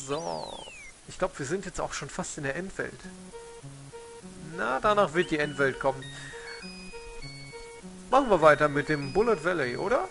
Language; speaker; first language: German; native; German